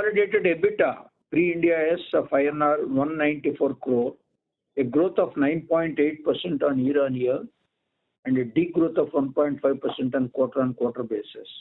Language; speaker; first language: English; non-native, local second language; Telugu